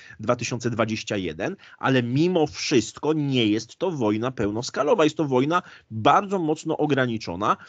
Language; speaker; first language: Polish; native; Polish